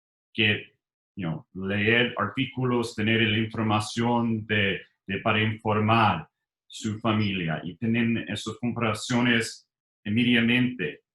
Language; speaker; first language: Spanish; non-native, learner; English